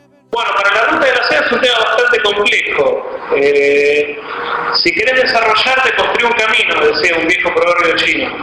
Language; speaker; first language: Spanish; native; Spanish